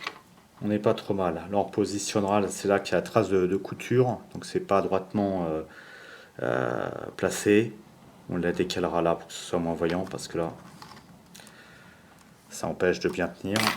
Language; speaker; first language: French; native; French